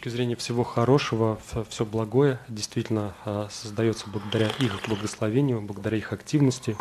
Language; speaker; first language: Russian; native; Russian